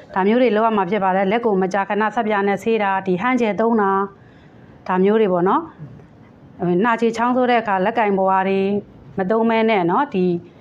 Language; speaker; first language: Burmese; native; Burmese